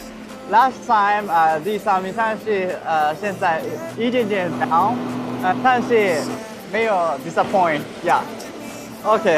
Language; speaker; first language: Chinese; non-native, learner; Japanese